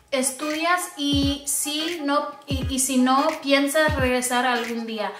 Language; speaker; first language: Spanish; early bilingual, other home language; English